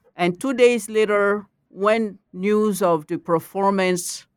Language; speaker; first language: English; non-native, fluent; Mandingo